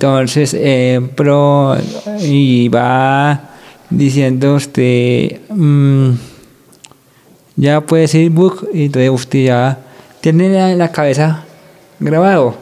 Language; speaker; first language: Spanish; non-native, local second language; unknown